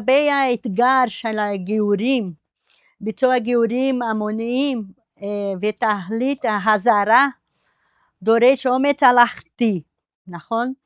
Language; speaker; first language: Hebrew; non-native, fluent; Portuguese